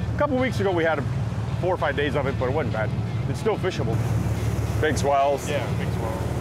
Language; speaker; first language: English; native; English